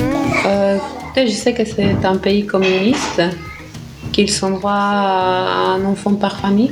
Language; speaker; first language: French; non-native, fluent; Spanish